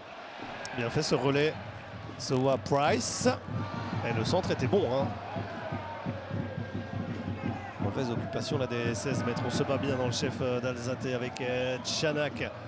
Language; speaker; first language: French; native; French